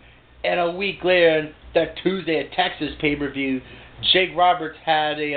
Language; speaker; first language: English; native; English